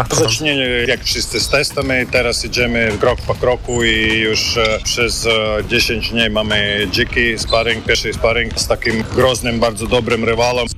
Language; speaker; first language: Polish; non-native, learner; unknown